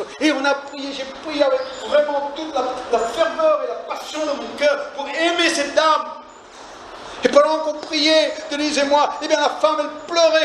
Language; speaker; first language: French; native; French